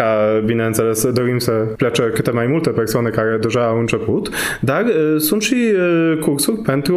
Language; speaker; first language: Romanian; non-native, fluent; Polish